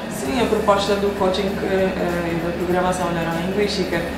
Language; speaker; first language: Portuguese; non-native, local second language; Kabuverdianu